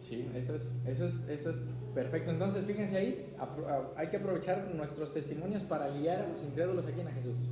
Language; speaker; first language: Spanish; native; Spanish